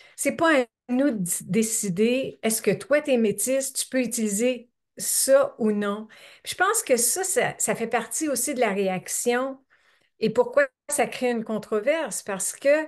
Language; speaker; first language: French; native; French